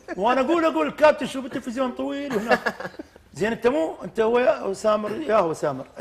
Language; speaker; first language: Arabic; native; Arabic